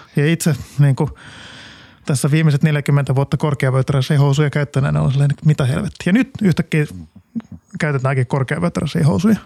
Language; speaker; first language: Finnish; native; Finnish